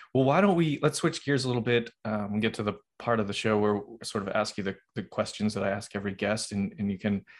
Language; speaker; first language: English; native; English